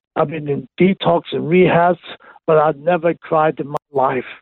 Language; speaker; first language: English; non-native, local second language; Cantonese